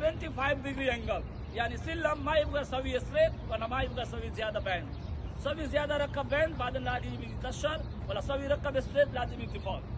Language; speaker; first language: Arabic; non-native, learner; Hindi